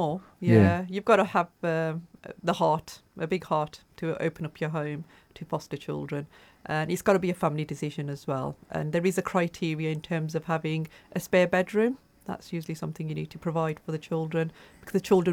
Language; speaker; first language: English; native; English